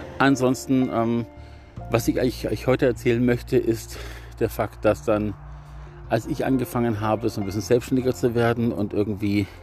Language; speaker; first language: German; native; German